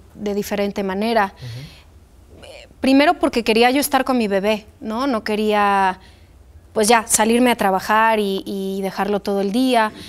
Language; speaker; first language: Spanish; early bilingual, other home language; Polish